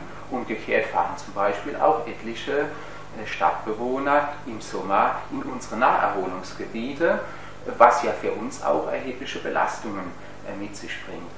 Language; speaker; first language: German; native; German